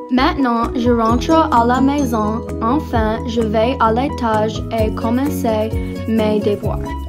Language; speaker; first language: French; non-native, learner; English